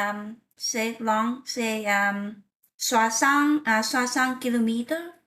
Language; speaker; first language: French; non-native, learner; Vietnamese